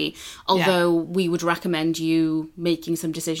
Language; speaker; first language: English; native; English